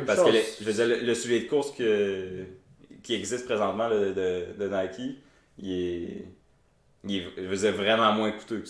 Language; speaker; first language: French; native; French